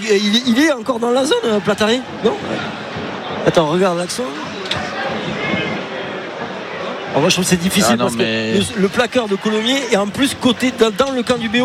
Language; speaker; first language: French; native; French